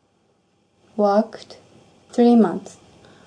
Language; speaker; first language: English; non-native, learner; Japanese